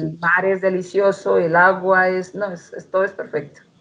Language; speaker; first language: Spanish; native; Spanish